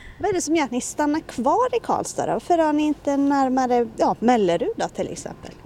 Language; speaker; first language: Swedish; native; Swedish